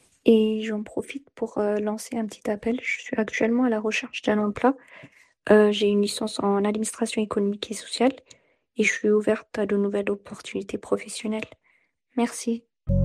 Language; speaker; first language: French; non-native, fluent; Amharic